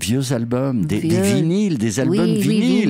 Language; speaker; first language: French; native; French